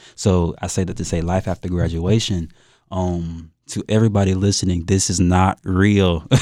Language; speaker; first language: English; native; English